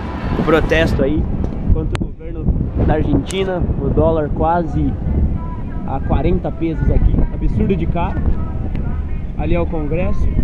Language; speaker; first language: Portuguese; native; Portuguese